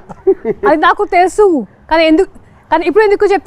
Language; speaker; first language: Telugu; non-native, local second language; Hindi